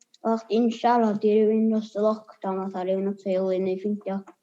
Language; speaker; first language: Welsh; native; Welsh